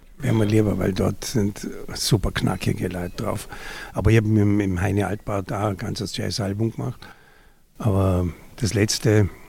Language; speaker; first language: German; native; German